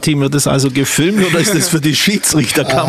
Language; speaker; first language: German; native; German